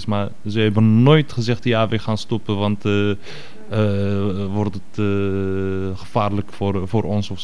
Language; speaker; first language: Dutch; non-native, fluent; Arabic